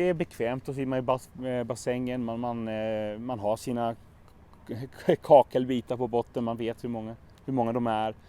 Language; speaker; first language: Swedish; native; Swedish